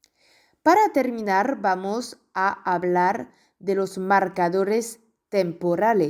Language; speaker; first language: Spanish; non-native, fluent; French